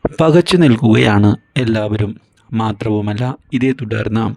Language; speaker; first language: Malayalam; native; Malayalam